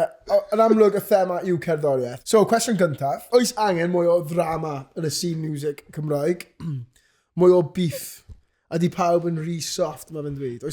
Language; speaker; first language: Welsh; native; Welsh